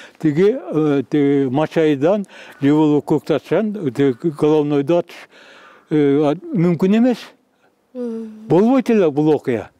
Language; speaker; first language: Kyrgyz; native; Kyrgyz